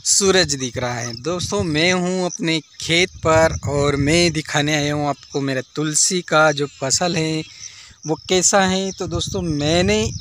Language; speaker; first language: Hindi; native; Hindi